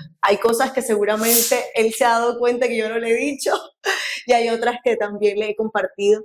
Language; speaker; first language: Spanish; native; Spanish